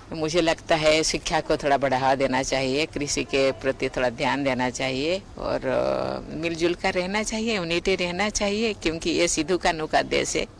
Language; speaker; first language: Hindi; non-native, local second language; Santali